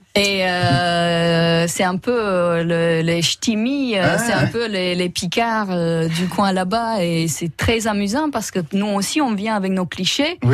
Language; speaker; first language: French; non-native, fluent; Romanian